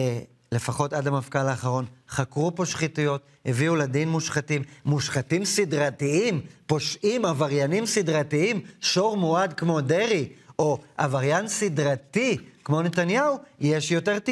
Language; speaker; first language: Hebrew; native; Hebrew